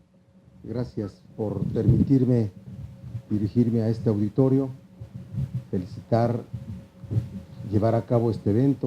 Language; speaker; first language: Spanish; native; Spanish